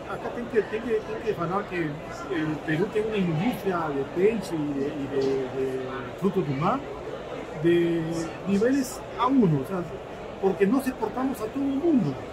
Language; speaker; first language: Portuguese; non-native, fluent; Spanish